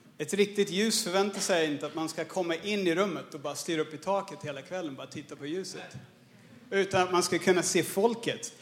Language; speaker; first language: Swedish; non-native, fluent; English